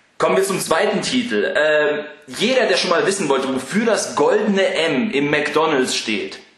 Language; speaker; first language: German; early bilingual, other home language; Russian